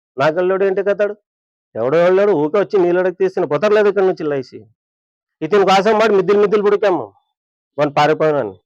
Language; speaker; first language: Telugu; non-native, local second language; Urdu